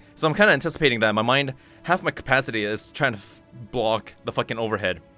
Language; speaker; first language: English; non-native, fluent; Korean